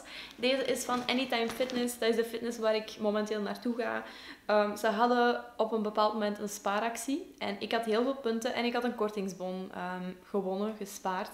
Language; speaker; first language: Dutch; native; Dutch